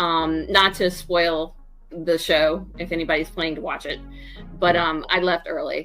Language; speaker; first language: English; native; English